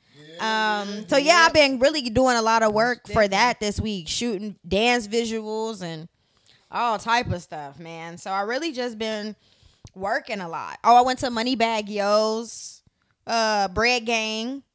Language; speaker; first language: English; native; English